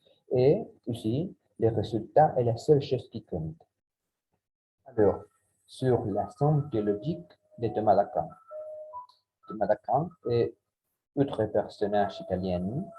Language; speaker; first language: French; non-native, learner; Spanish